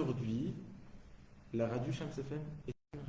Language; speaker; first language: French; non-native, local second language; Arabic